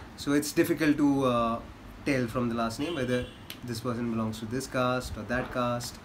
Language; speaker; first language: English; non-native, local second language; Hindi